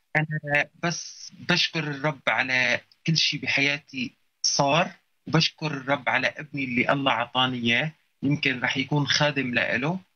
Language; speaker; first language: Arabic; native; Arabic